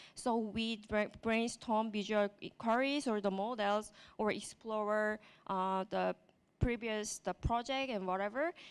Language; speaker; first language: English; non-native, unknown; Korean